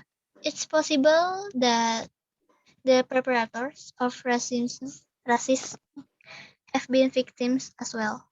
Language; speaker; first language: English; non-native, learner; Indonesian